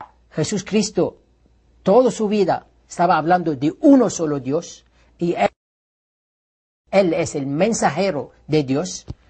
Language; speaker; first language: Spanish; non-native, learner; Arabic